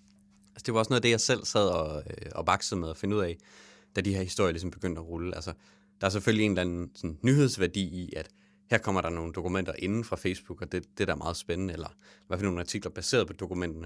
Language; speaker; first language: Danish; native; Danish